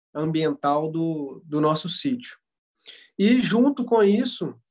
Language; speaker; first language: Portuguese; native; Portuguese